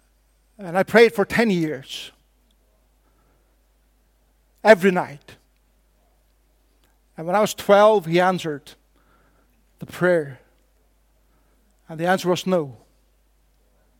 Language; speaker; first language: English; non-native, fluent; Faroese